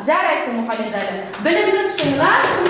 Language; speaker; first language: Kazakh; native; Kazakh